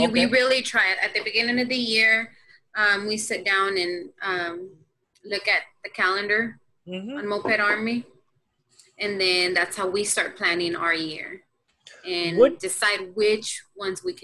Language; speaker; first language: English; native; English